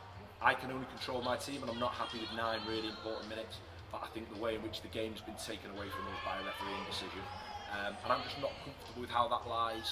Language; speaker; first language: English; native; English